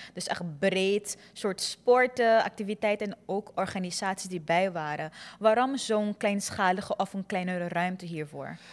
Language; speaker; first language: Dutch; non-native, local second language; Papiamento